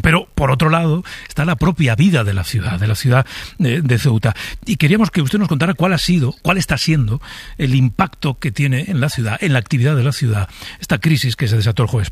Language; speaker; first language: Spanish; native; Spanish